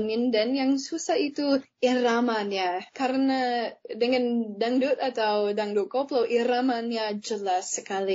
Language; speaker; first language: Indonesian; non-native, fluent; English